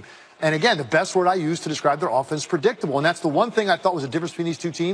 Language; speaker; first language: English; native; English